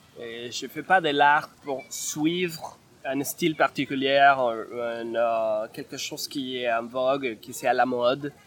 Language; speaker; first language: French; non-native, fluent; Spanish